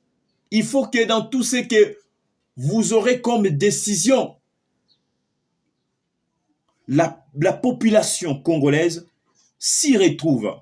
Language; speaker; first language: French; non-native, local second language; Lingala